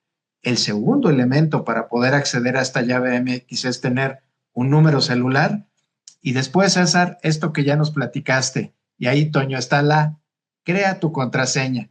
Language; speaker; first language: Spanish; native; Spanish